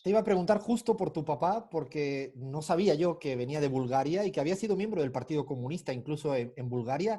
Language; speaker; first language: Spanish; native; Spanish